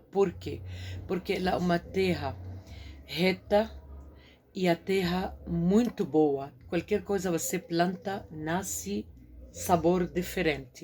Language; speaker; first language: Portuguese; non-native, fluent; Arabic